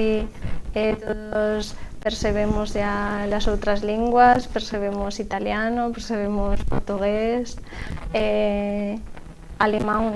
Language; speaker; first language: Portuguese; non-native, learner; Spanish